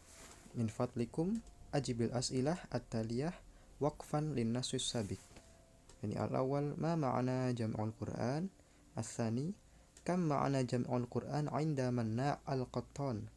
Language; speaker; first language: Arabic; non-native, learner; Indonesian